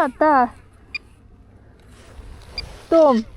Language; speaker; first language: Russian; non-native, learner; Chinese